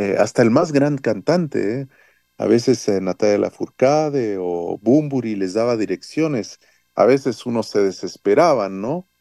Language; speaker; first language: Spanish; early bilingual, heritage; French